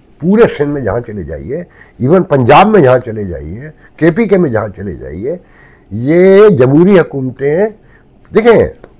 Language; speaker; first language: Urdu; native; Urdu